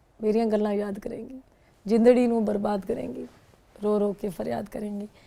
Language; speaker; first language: Urdu; non-native, local second language; Punjabi